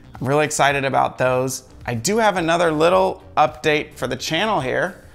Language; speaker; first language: English; native; English